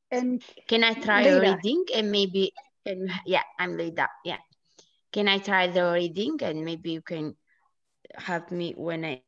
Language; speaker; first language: English; non-native, learner; Italian